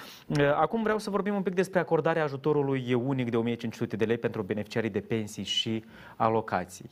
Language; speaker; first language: Romanian; native; Romanian